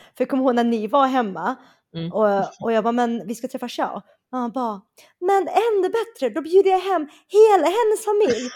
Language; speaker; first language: Swedish; early bilingual, other home language; Chinese